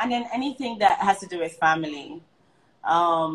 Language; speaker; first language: English; non-native, local second language; Igbo